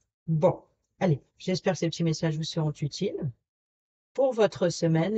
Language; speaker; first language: French; native; French